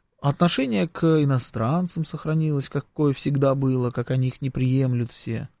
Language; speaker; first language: Russian; native; Russian